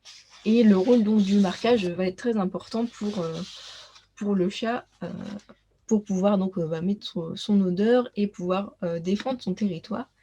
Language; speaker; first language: French; native; French